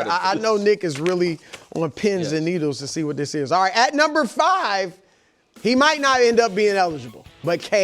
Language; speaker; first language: English; native; English